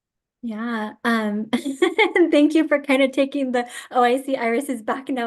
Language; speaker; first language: English; native; English